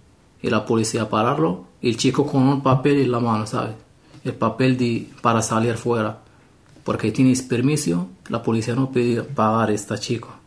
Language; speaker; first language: Spanish; non-native, learner; Arabic